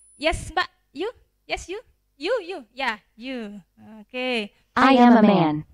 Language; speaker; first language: English; non-native, fluent; Indonesian